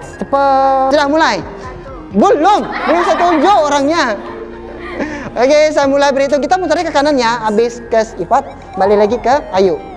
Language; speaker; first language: Indonesian; native; Indonesian